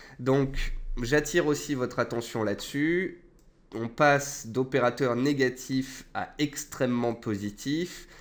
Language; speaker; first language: French; native; French